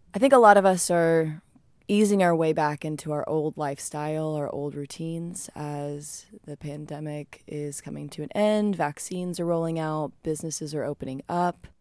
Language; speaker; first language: English; native; English